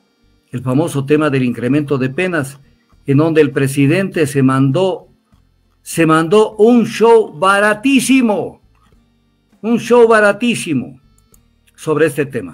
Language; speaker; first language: Spanish; native; Spanish